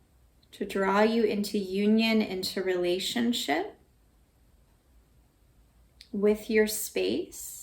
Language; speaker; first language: English; native; English